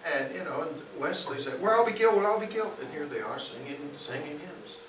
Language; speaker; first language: English; native; English